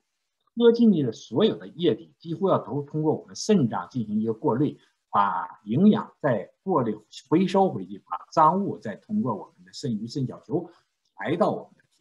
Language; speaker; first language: Chinese; native; Chinese